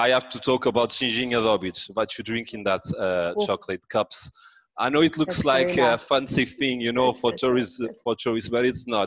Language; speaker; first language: English; non-native, fluent; French